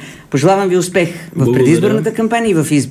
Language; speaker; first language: Bulgarian; native; Bulgarian